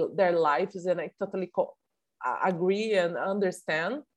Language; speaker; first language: English; non-native, fluent; Portuguese